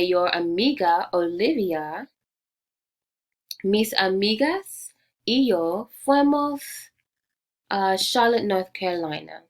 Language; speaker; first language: Spanish; non-native, learner; English